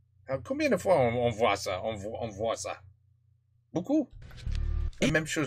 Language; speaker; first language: French; non-native, learner; English